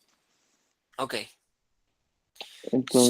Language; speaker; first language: English; non-native, fluent; Spanish